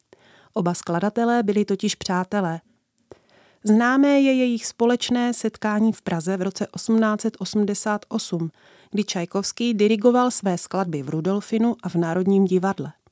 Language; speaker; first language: Czech; native; Czech